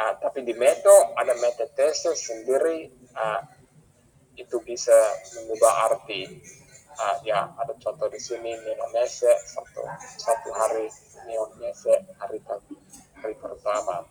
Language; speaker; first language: Indonesian; non-native, fluent; English